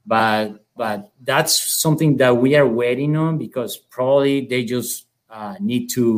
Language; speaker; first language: English; non-native, fluent; Spanish